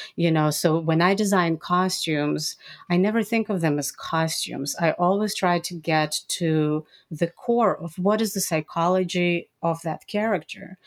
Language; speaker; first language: English; non-native, fluent; Russian